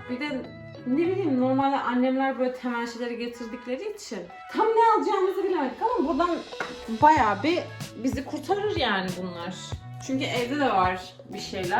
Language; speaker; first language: Turkish; native; Turkish